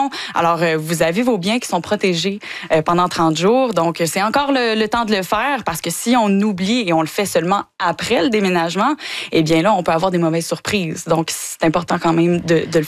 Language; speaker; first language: French; native; French